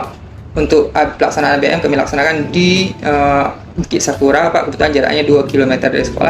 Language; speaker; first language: Indonesian; native; Indonesian